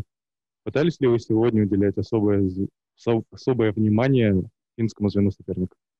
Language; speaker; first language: Russian; native; Russian